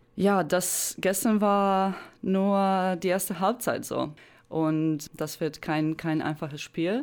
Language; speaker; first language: German; non-native, fluent; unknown